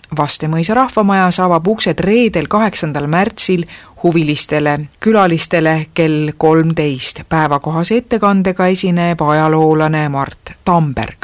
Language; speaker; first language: Estonian; native; Estonian